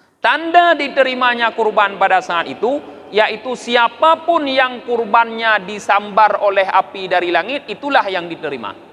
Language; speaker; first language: Malay; non-native, local second language; Achinese